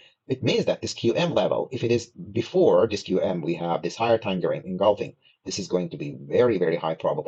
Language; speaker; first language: English; non-native, fluent; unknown